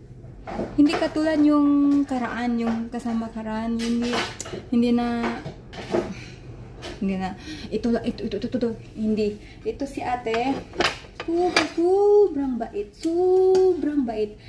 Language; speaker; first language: Filipino; non-native, learner; Indonesian